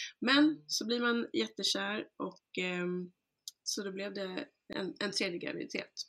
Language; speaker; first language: Swedish; early bilingual, other home language; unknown